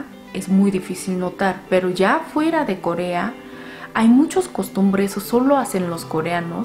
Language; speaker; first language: Spanish; non-native, fluent; Korean